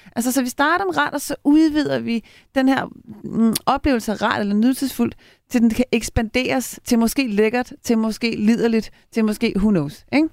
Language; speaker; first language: Danish; native; Danish